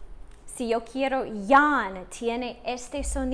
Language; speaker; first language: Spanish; non-native, fluent; English